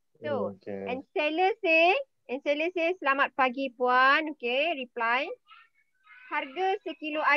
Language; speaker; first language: Malay; native; Malay